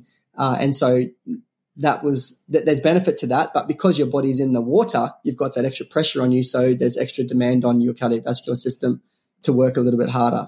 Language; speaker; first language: English; native; English